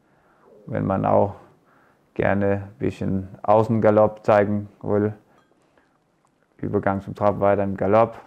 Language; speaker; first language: German; non-native, fluent; Danish